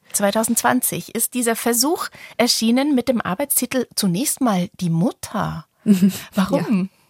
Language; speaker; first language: German; native; German